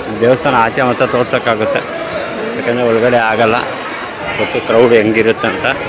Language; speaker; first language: Kannada; non-native, local second language; Tamil